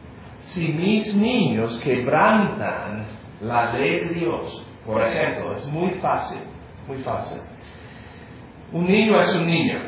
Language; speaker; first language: Spanish; non-native, fluent; English